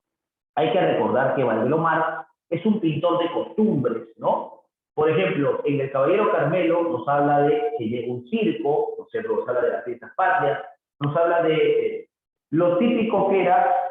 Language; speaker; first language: Spanish; native; Spanish